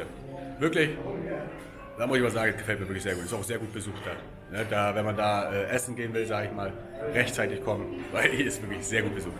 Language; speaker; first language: German; native; German